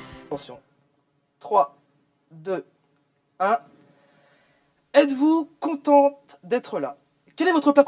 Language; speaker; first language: French; native; French